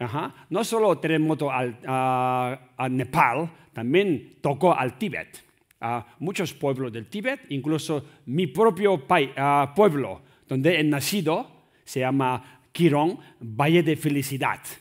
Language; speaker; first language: Spanish; non-native, learner; Tibetan